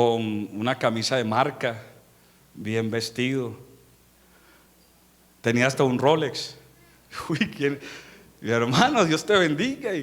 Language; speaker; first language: Spanish; native; Spanish